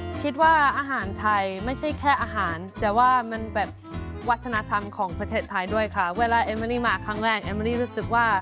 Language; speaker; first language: Thai; non-native, fluent; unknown